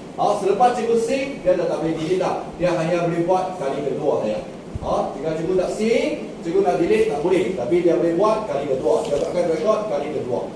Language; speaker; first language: Malay; non-native, local second language; Chinese